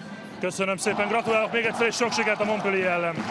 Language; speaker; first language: Hungarian; native; Hungarian